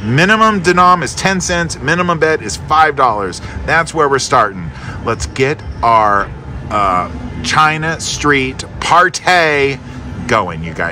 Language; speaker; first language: English; native; English